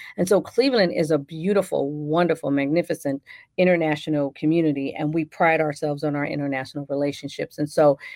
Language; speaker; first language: English; native; English